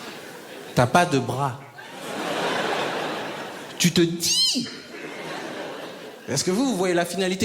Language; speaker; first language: French; native; French